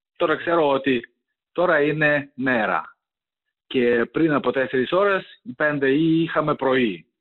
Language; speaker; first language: Greek; non-native, fluent; Ukrainian